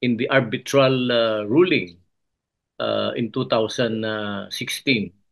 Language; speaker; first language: English; non-native, local second language; Filipino